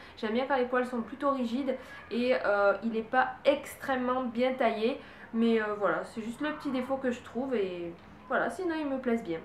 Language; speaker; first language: French; native; French